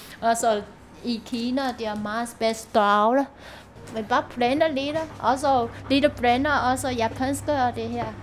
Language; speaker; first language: Danish; non-native, learner; Chinese